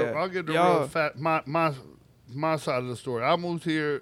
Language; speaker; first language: English; native; English